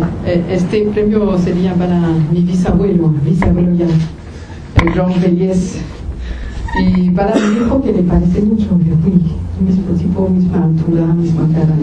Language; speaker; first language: Spanish; non-native, fluent; French